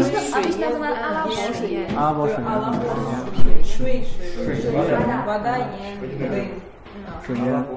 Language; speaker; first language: Russian; non-native, learner; Chinese